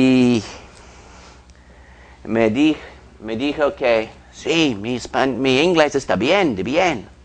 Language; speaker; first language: Spanish; non-native, fluent; English